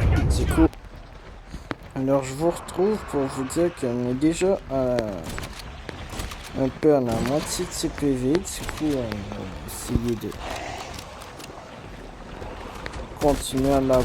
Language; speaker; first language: French; native; French